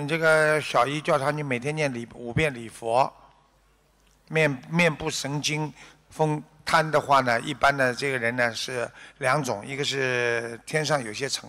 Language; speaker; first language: Chinese; native; Chinese